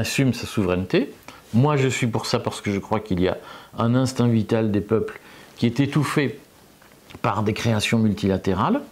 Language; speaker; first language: French; native; French